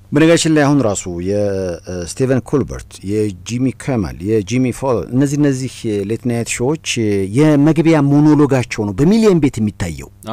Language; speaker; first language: Amharic; native; Amharic